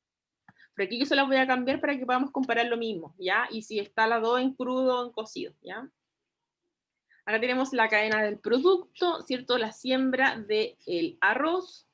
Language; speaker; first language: Spanish; native; Spanish